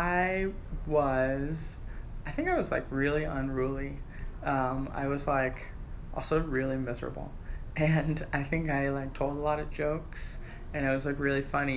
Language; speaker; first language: English; native; English